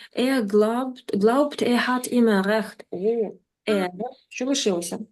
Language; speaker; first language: German; non-native, fluent; Ukrainian